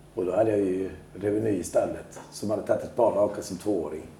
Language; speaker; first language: Swedish; early bilingual, other home language; Albanian